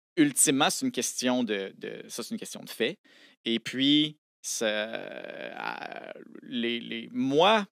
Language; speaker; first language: French; native; French